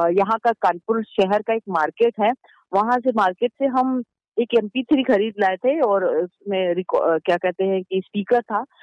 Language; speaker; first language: Hindi; native; Hindi